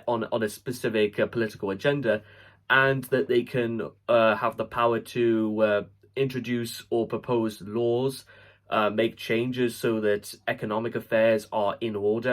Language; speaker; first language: English; native; English